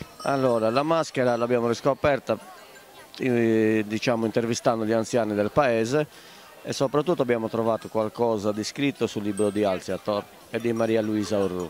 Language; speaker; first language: Italian; native; Italian